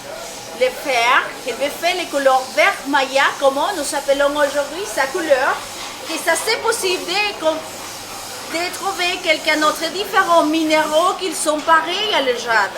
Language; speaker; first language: French; non-native, learner; Spanish